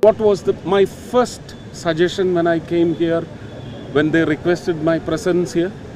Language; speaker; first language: English; non-native, local second language; Malayalam